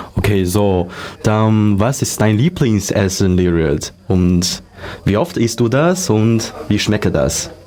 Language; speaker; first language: German; non-native, learner; Chinese